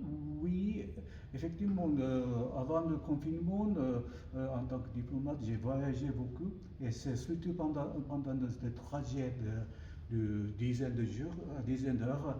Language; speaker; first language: French; non-native, learner; Japanese